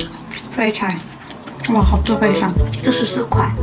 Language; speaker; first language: Chinese; non-native, learner; Korean